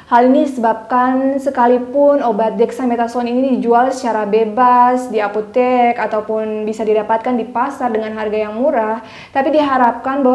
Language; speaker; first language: Indonesian; native; Indonesian